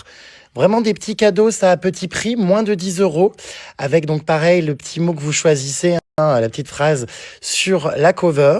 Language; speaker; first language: French; native; French